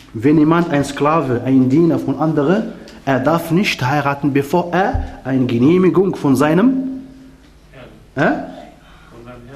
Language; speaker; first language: German; non-native, learner; Arabic